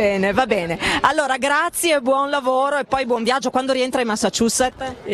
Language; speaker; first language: Italian; native; Italian